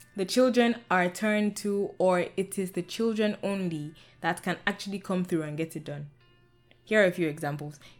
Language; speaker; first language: English; non-native, local second language; Yoruba